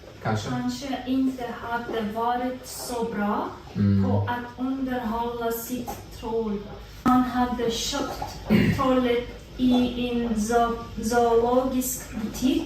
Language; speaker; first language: Swedish; non-native, learner; Kazakh